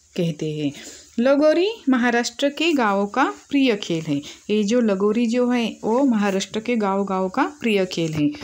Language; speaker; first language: Hindi; non-native, local second language; Marathi